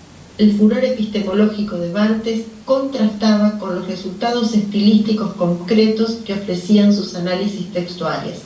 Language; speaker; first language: Spanish; native; Spanish